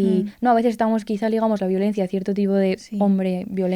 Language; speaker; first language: Spanish; native; Spanish